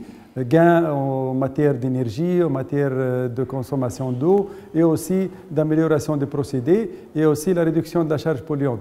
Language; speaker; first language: French; non-native, local second language; Arabic